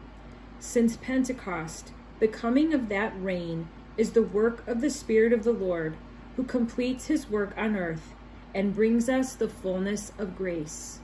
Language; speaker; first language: English; native; English